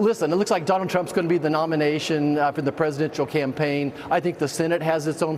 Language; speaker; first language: English; native; English